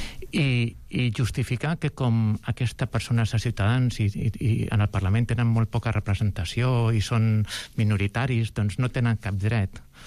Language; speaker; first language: Catalan; native; Catalan